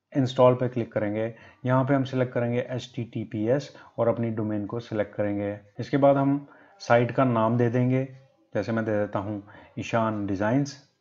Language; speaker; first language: Hindi; native; Hindi